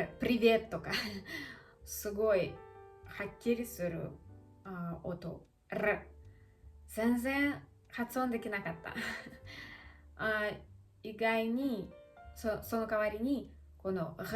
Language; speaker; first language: Japanese; non-native, learner; Russian